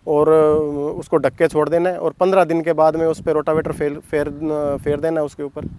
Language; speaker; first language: Hindi; native; Hindi